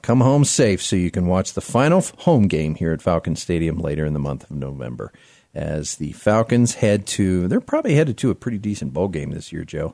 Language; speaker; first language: English; native; English